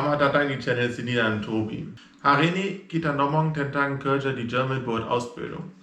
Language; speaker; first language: Indonesian; non-native, fluent; German